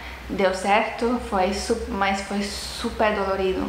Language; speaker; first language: Portuguese; non-native, fluent; Estonian